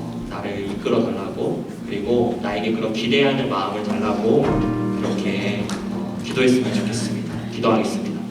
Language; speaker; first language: Korean; native; Korean